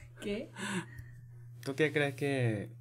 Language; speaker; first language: Spanish; non-native, learner; Korean